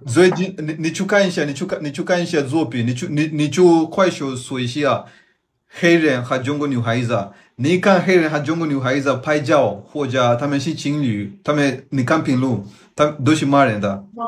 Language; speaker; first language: Chinese; non-native, fluent; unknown